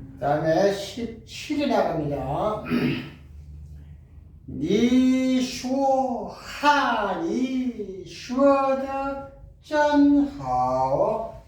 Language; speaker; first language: Korean; native; Korean